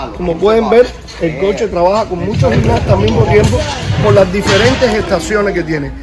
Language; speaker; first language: Spanish; native; Spanish